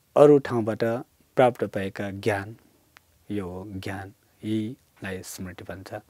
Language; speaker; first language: Nepali; non-native, local second language; Newari